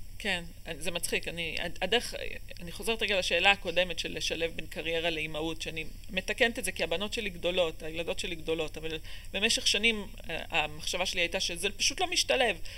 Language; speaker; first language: Hebrew; native; Hebrew